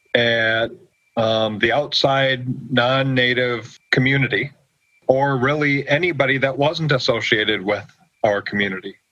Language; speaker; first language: English; native; English